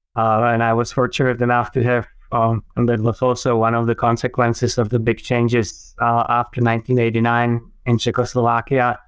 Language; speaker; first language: English; non-native, fluent; Czech